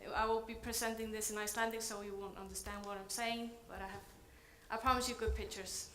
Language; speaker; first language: English; non-native, fluent; Icelandic